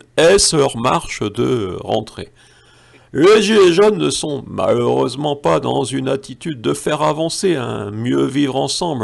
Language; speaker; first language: French; native; French